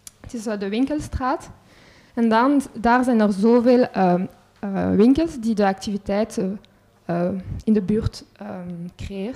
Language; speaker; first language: Dutch; non-native, local second language; French